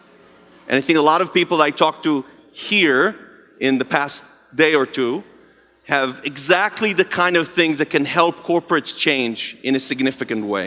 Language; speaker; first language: English; non-native, fluent; Hebrew